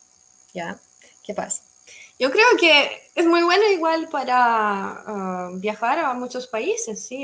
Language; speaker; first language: Spanish; non-native, fluent; Russian